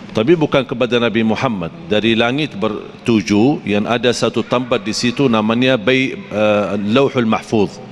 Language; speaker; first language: Malay; non-native, fluent; Arabic